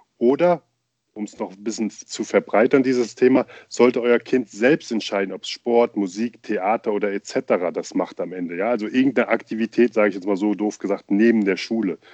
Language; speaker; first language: German; native; German